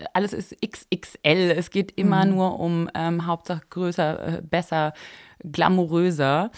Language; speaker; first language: German; native; German